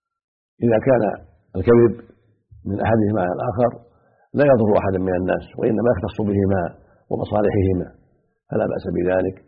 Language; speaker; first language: Arabic; native; Arabic